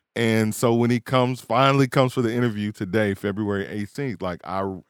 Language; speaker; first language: English; native; English